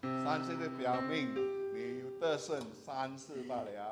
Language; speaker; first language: Chinese; non-native, learner; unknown